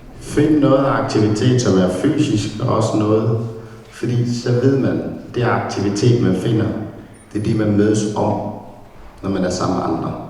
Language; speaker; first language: Danish; early bilingual, other home language; Tigrinya